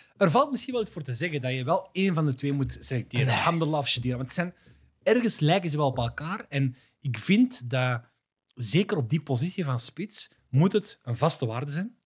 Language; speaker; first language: Dutch; early bilingual, other home language; Arabic